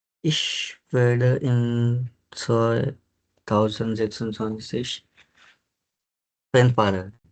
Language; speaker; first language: German; non-native, learner; Hindi